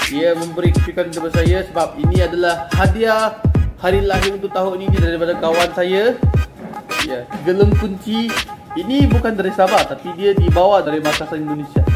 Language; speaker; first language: Malay; non-native, local second language; Chinese